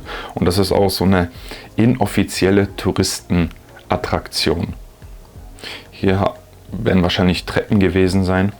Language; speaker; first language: German; native; German